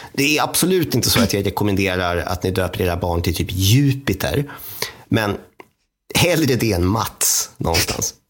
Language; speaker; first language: Swedish; native; Swedish